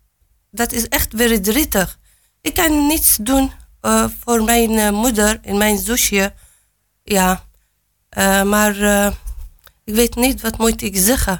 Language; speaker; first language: Dutch; non-native, learner; Arabic